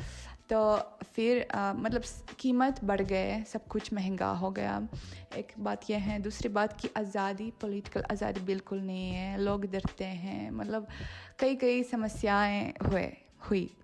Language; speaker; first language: Hindi; non-native, fluent; Russian